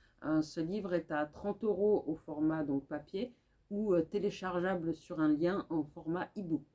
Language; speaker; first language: French; native; French